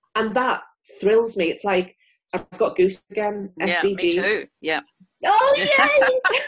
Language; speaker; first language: English; native; English